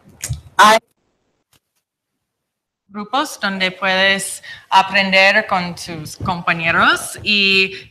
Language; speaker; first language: Spanish; non-native, fluent; English